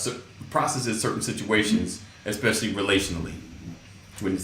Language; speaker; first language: English; native; English